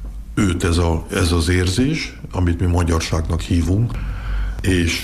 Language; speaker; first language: Hungarian; early bilingual, heritage; Hungarian